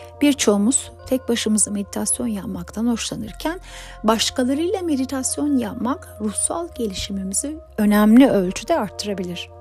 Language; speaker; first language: Turkish; native; Turkish